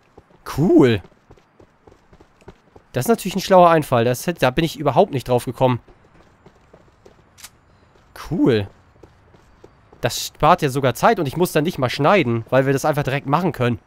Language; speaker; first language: German; native; German